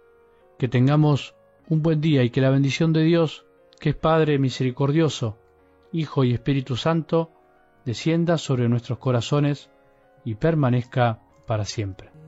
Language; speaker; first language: Spanish; native; Spanish